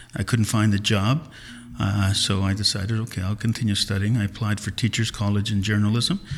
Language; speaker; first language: English; early bilingual, other home language; Italian